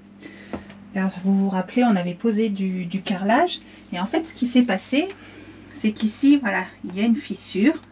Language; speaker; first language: French; native; French